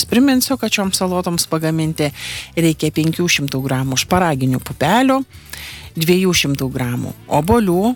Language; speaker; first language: Lithuanian; native; Lithuanian